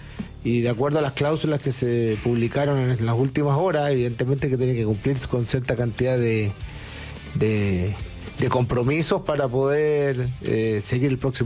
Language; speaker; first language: Spanish; native; Spanish